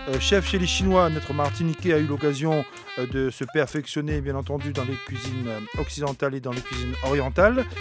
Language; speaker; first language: French; native; French